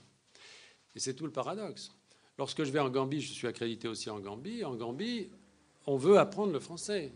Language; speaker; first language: French; native; French